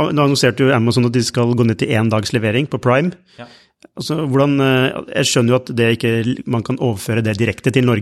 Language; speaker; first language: Norwegian; native; Norwegian